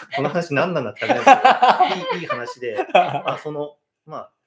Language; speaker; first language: Japanese; native; Japanese